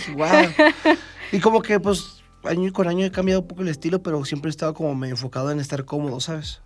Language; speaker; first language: Spanish; native; Spanish